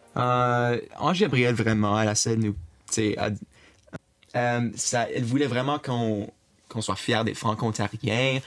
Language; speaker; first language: French; native; French